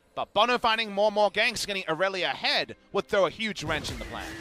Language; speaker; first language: English; native; English